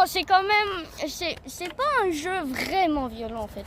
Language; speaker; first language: French; native; French